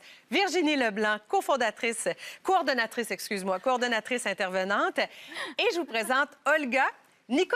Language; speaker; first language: French; native; French